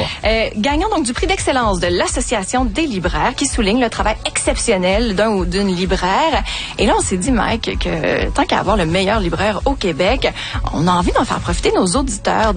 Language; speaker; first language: French; native; French